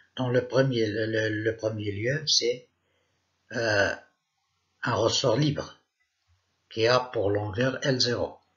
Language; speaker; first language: French; non-native, local second language; Arabic